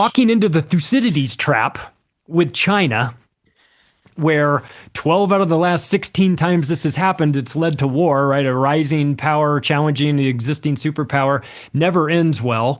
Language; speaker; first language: English; native; English